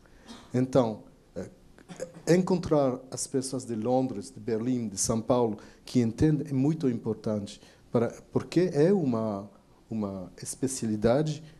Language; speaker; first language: Portuguese; non-native, fluent; French